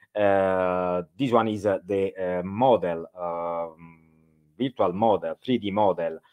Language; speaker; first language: English; non-native, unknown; Italian